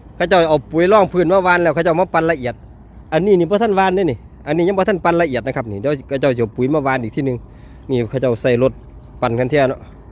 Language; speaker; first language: Thai; non-native, local second language; Northeastern Thai